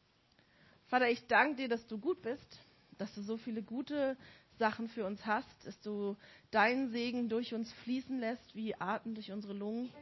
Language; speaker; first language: German; native; German